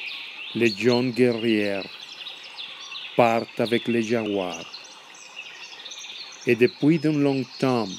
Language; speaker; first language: French; non-native, learner; Spanish